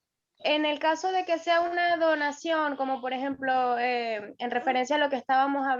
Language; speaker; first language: Spanish; native; Spanish